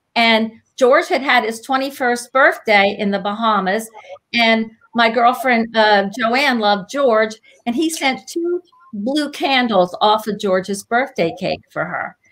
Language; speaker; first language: English; native; English